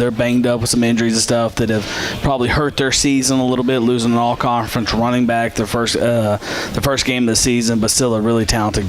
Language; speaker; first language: English; native; English